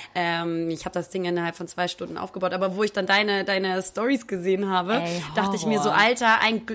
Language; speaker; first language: German; native; German